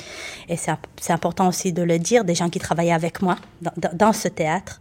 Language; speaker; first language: French; non-native, fluent; Hebrew